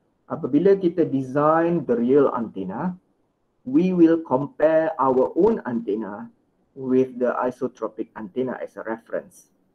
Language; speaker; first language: English; non-native, local second language; Malay